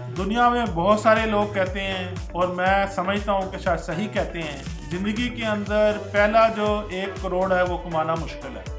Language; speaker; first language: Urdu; non-native, local second language; Punjabi